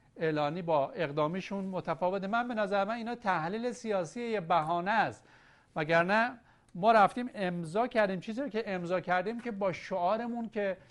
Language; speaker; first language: Persian; native; Persian